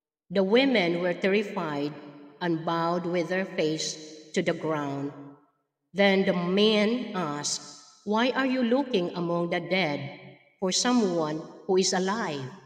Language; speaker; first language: English; non-native, local second language; Filipino